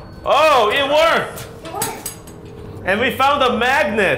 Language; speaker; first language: English; native; English